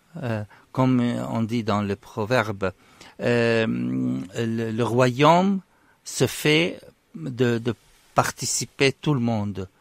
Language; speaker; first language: French; non-native, fluent; Arabic